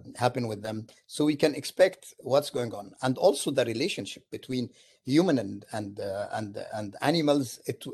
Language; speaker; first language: English; non-native, fluent; Arabic